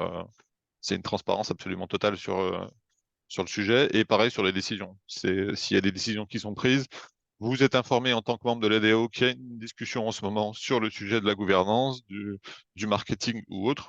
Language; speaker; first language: French; native; French